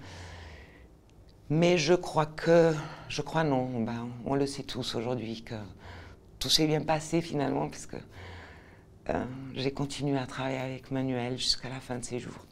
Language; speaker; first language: French; non-native, fluent; Portuguese